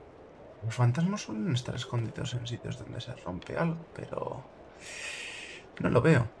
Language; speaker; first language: Spanish; native; Spanish